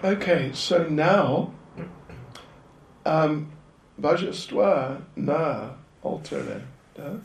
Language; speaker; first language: Russian; non-native, learner; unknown